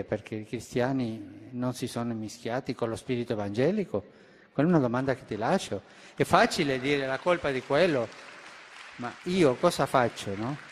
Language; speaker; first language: Italian; non-native, fluent; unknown